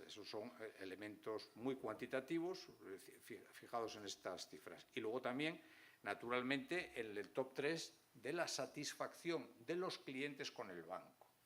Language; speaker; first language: Spanish; native; Spanish